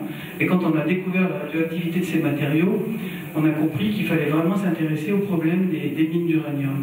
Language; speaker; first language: French; native; French